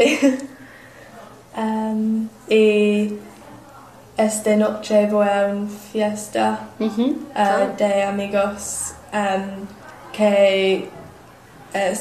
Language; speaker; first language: Spanish; non-native, learner; English